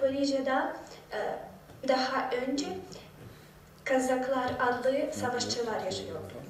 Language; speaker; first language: Turkish; non-native, learner; Ukrainian